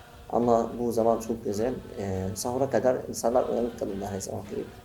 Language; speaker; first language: Turkish; non-native, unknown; Arabic